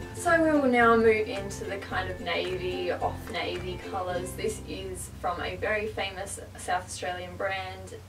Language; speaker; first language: English; native; English